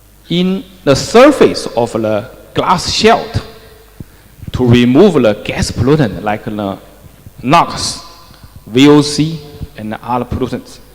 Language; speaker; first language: English; non-native, fluent; Chinese